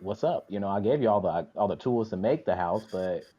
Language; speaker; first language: English; native; English